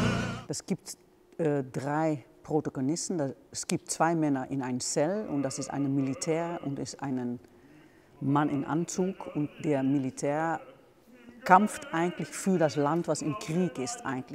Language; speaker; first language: German; non-native, fluent; Dutch